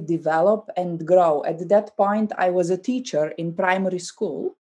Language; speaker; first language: English; non-native, fluent; Slovenian